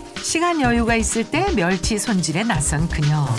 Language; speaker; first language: Korean; native; Korean